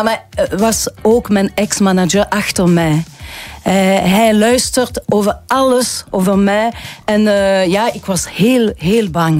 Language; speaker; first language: Dutch; non-native, local second language; French